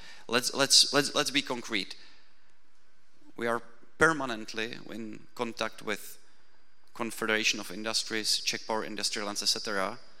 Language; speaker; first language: English; non-native, fluent; Czech